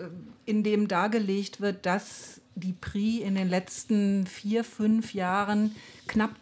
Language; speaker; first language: German; native; German